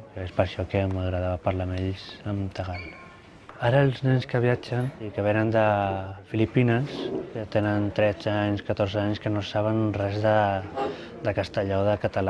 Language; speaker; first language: Catalan; early bilingual, other home language; Filipino